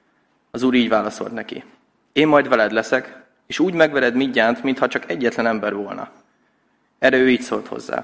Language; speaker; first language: Hungarian; native; Hungarian